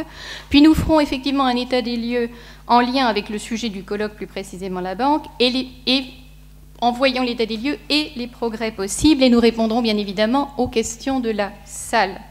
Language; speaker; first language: French; native; French